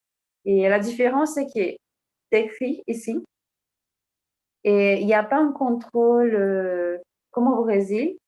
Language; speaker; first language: French; non-native, fluent; Portuguese